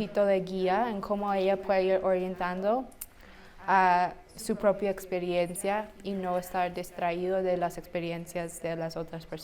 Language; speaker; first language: Spanish; non-native, fluent; English